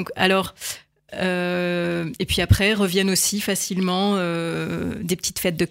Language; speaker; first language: French; native; French